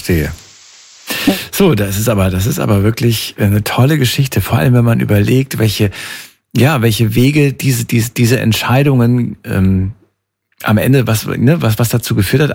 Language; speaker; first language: German; native; German